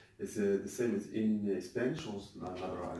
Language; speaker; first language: English; non-native, learner; Arabic